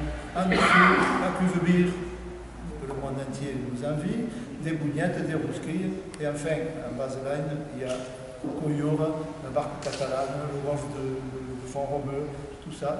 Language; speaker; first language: French; native; French